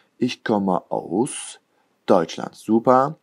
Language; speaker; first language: German; non-native, fluent; Turkish